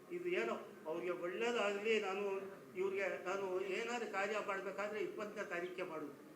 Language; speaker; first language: Kannada; non-native, local second language; Urdu